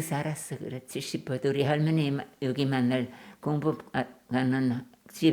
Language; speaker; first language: Korean; non-native, learner; German